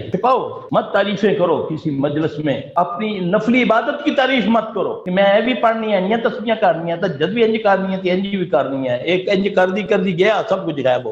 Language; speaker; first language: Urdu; non-native, local second language; Punjabi